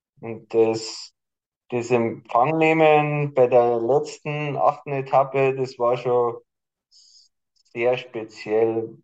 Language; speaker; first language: German; native; German